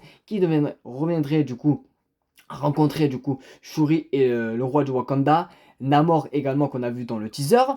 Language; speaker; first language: French; native; French